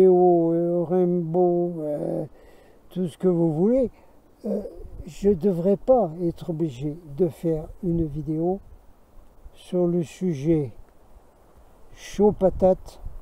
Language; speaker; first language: French; native; French